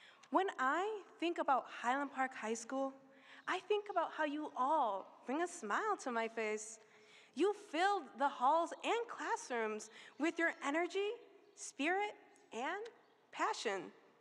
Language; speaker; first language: English; early bilingual, other home language; Spanish